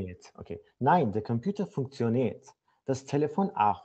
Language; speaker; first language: German; non-native, learner; Azerbaijani